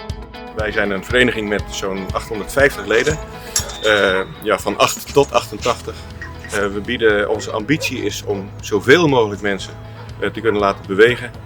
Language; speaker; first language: Dutch; native; Dutch